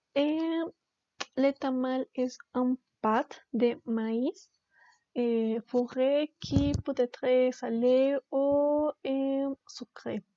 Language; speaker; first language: French; non-native, learner; Spanish